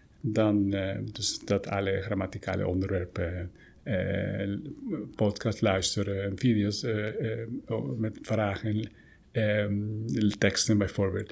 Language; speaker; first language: Dutch; non-native, fluent; Spanish